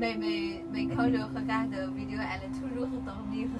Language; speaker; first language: French; non-native, learner; Chinese